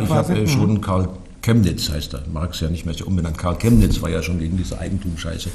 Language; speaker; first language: German; native; German